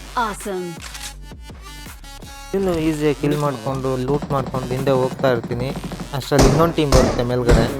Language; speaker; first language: Kannada; native; Kannada